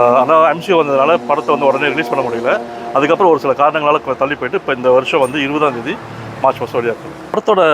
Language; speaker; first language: Tamil; native; Tamil